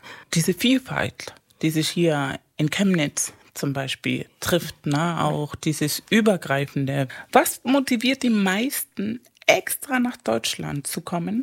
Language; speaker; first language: German; early bilingual, other home language; Spanish